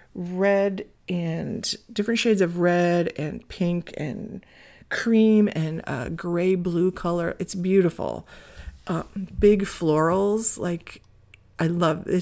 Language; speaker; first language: English; native; English